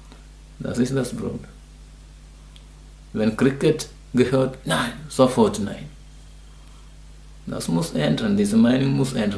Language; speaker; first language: German; non-native, learner; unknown